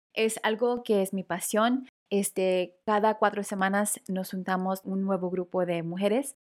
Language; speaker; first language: Spanish; early bilingual, heritage; Spanish